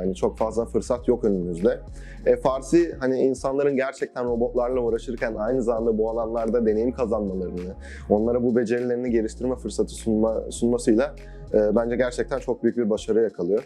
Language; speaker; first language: Turkish; native; Turkish